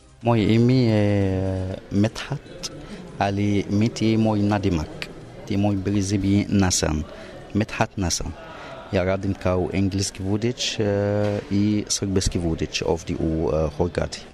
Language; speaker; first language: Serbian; non-native, learner; Arabic